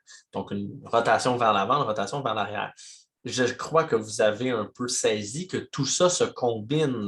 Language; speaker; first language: French; native; French